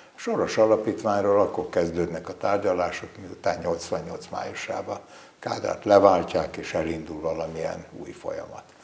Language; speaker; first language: Hungarian; native; Hungarian